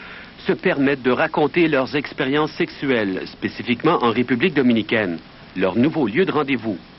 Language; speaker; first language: French; native; French